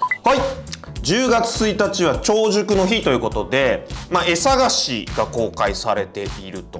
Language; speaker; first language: Japanese; native; Japanese